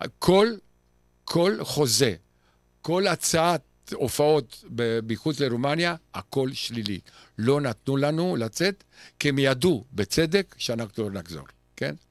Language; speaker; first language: Hebrew; non-native, fluent; Romanian